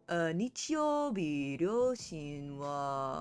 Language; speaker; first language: Japanese; non-native, learner; English